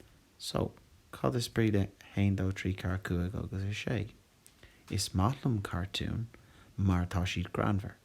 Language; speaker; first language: Irish; non-native, local second language; English